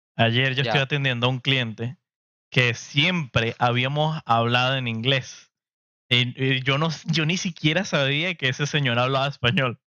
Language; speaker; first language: Spanish; native; Spanish